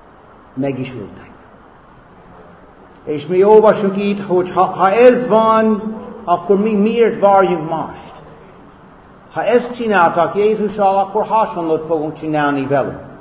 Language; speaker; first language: Hungarian; non-native, fluent; English